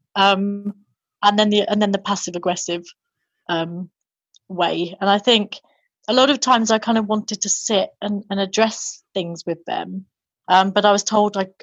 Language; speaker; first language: English; native; English